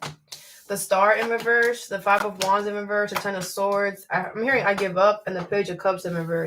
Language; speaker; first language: English; native; English